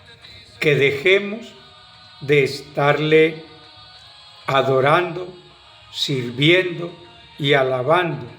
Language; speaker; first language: Spanish; native; Spanish